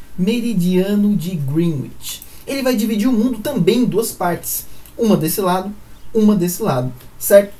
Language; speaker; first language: Portuguese; native; Portuguese